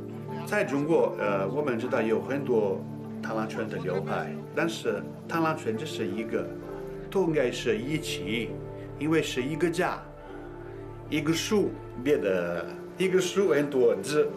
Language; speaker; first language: Chinese; non-native, learner; Italian